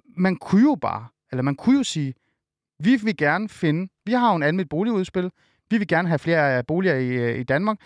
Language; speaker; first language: Danish; early bilingual, other home language; Persian